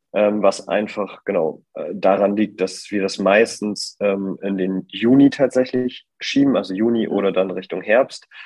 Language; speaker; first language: German; native; German